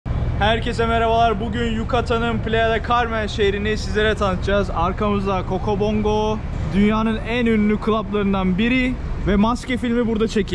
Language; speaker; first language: Turkish; native; Turkish